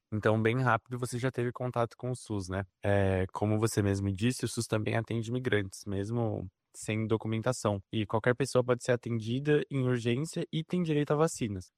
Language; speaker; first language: Portuguese; native; Portuguese